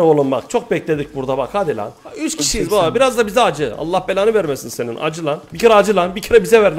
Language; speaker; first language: Turkish; native; Turkish